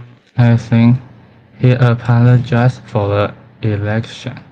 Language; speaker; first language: English; non-native, learner; Chinese